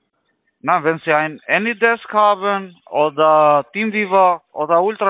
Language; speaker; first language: German; non-native, learner; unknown